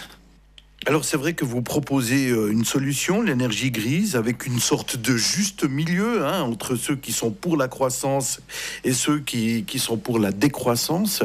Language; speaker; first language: French; native; French